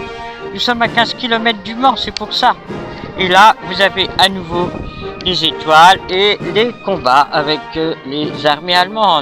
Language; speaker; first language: French; native; French